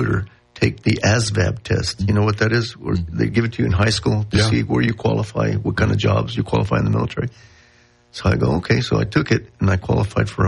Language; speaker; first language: English; non-native, local second language; Spanish